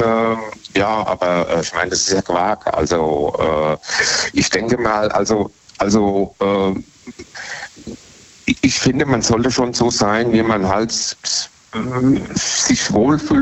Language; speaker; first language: German; native; German